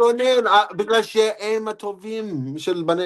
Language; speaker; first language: Hebrew; non-native, fluent; English